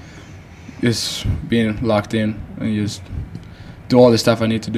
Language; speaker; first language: English; non-native, fluent; Swedish